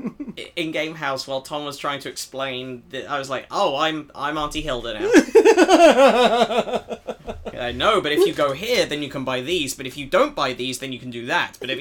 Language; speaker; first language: English; native; English